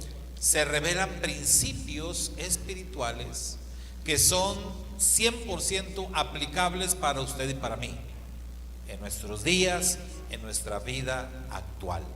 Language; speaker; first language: Spanish; native; Spanish